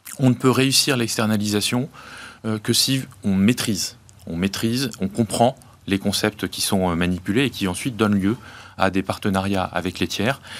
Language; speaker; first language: French; native; French